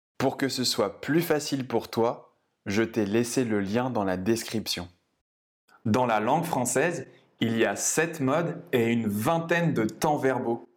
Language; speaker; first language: French; native; French